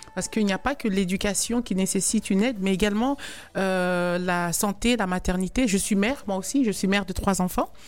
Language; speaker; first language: French; non-native, local second language; Lingala